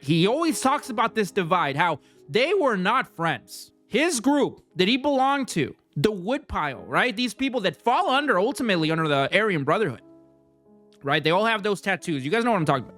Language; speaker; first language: English; native; English